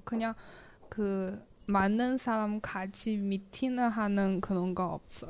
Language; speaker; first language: Korean; non-native, fluent; Chinese